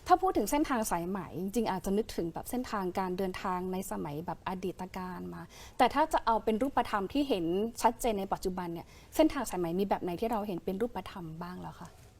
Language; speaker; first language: Thai; native; Thai